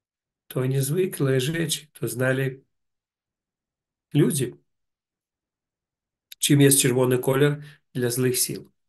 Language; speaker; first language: Polish; non-native, learner; Russian